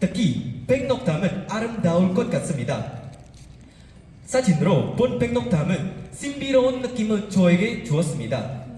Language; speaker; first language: Korean; non-native, fluent; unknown